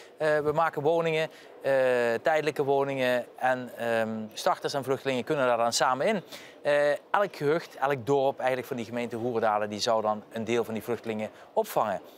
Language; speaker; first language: Dutch; native; Dutch